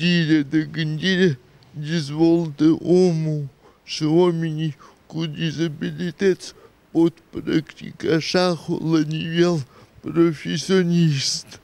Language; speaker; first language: Romanian; non-native, local second language; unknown